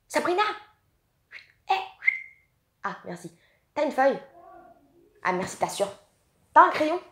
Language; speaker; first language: French; native; French